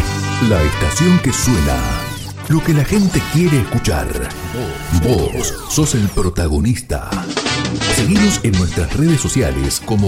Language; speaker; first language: Spanish; native; Spanish